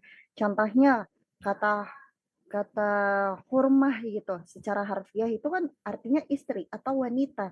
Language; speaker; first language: Indonesian; native; Indonesian